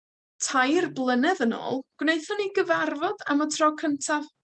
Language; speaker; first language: Welsh; non-native, fluent; Spanish